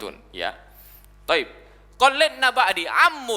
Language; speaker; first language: Arabic; non-native, fluent; Indonesian